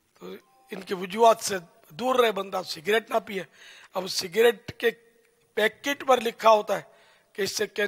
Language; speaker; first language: Urdu; native; Urdu